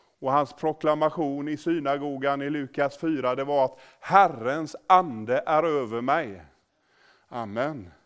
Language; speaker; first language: Swedish; native; Swedish